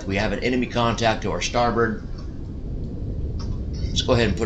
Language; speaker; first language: English; native; English